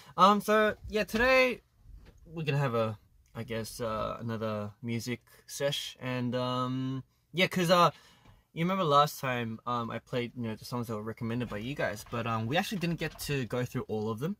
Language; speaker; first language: English; early bilingual, other home language; Korean